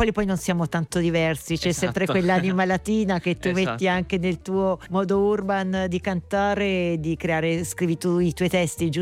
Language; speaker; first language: Italian; native; Italian